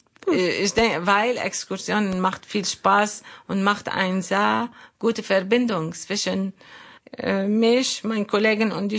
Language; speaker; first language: German; non-native, learner; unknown